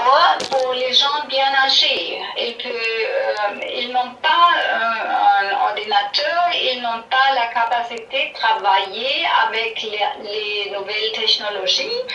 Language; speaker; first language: French; non-native, learner; German